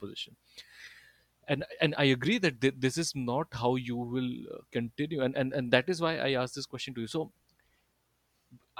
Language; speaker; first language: English; non-native, local second language; Bangla